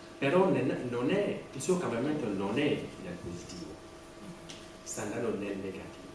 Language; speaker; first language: Italian; non-native, fluent; French